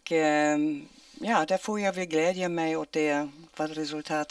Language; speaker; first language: Swedish; non-native, fluent; German